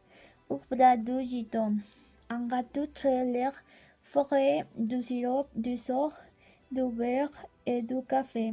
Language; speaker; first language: French; non-native, learner; Spanish